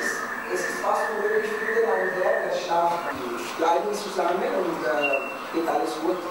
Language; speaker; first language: German; non-native, learner; Italian